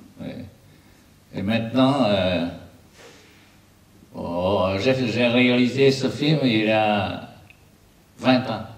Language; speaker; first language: French; non-native, learner; Vietnamese